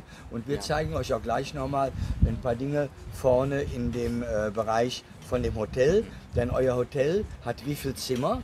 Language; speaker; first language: German; native; German